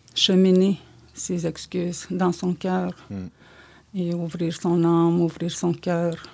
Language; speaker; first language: French; non-native, fluent; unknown